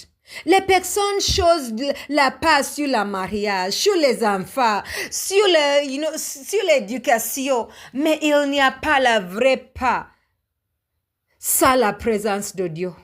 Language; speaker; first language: French; non-native, learner; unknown